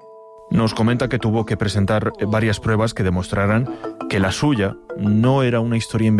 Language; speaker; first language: Spanish; native; Spanish